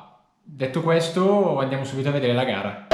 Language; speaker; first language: Italian; native; Italian